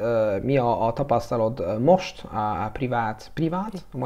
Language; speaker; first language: Hungarian; non-native, learner; Italian